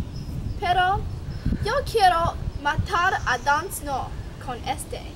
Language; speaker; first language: Spanish; non-native, learner; English